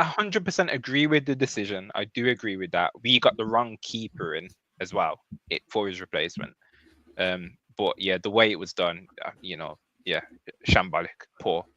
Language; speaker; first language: English; native; English